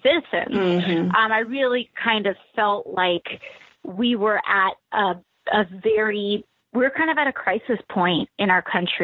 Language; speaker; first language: English; native; English